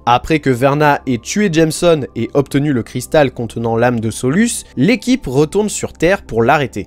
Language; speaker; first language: French; native; French